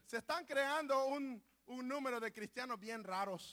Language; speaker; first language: Spanish; native; Spanish